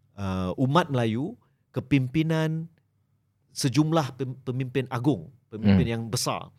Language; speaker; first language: English; non-native, local second language; Malay